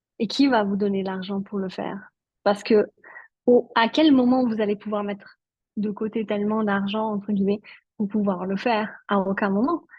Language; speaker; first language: French; non-native, local second language; Italian